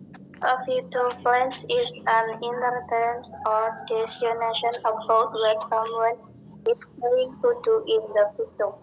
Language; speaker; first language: English; non-native, learner; Indonesian